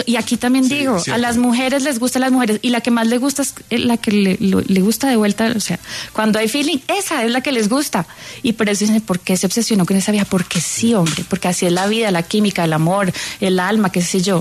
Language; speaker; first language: Spanish; native; Spanish